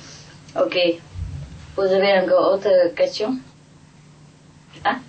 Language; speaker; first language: French; non-native, fluent; Vietnamese